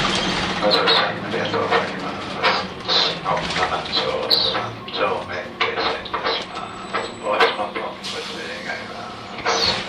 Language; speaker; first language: Japanese; native; Japanese